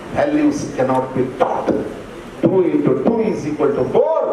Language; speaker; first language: English; non-native, local second language; Hindi